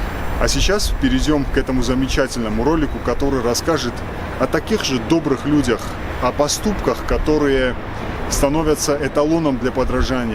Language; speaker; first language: Russian; native; Russian